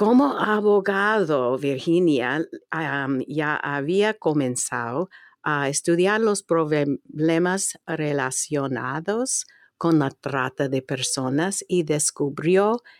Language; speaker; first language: Spanish; non-native, fluent; English